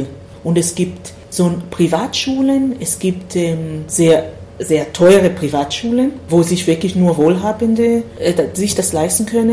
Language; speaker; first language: German; non-native, fluent; Swahili